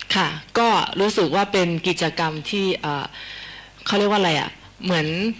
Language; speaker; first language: Thai; native; Thai